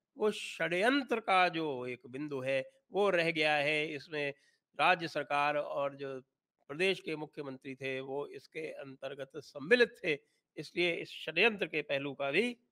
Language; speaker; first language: Hindi; native; Hindi